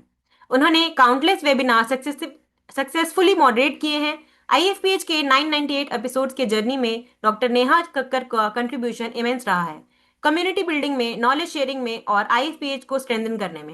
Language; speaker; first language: Hindi; native; Hindi